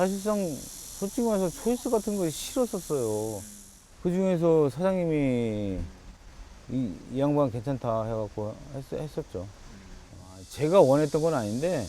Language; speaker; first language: Korean; native; Korean